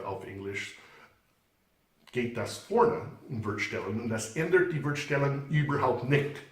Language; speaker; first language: German; non-native, fluent; English